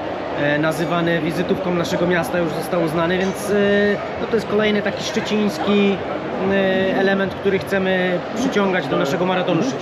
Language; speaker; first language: Polish; native; Polish